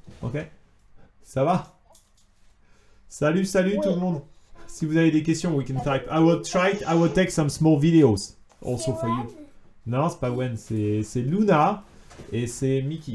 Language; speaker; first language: French; native; French